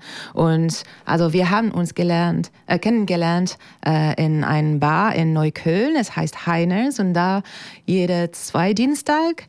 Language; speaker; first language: German; non-native, fluent; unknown